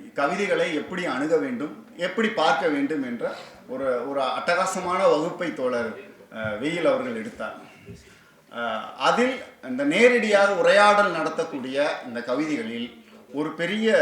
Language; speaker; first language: Tamil; native; Tamil